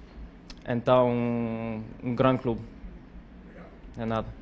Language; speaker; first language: Portuguese; non-native, learner; French